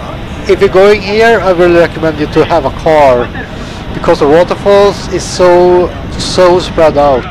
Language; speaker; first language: English; non-native, fluent; Swedish